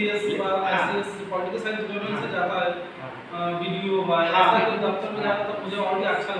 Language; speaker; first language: Hindi; non-native, local second language; Bangla